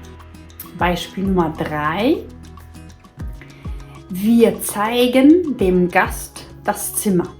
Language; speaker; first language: German; non-native, fluent; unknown